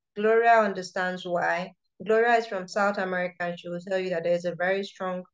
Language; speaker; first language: English; non-native, local second language; Yoruba